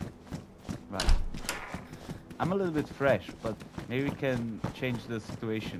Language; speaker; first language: English; non-native, fluent; Italian